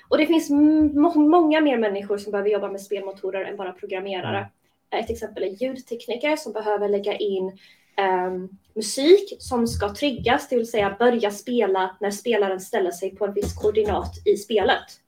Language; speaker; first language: Swedish; native; Swedish